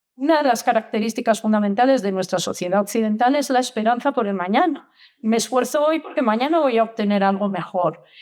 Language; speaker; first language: Spanish; non-native, fluent; Italian